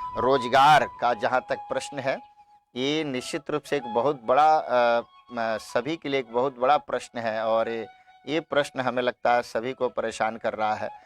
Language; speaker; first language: Hindi; native; Hindi